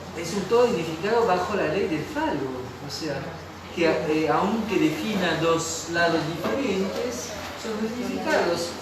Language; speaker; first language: Spanish; non-native, fluent; French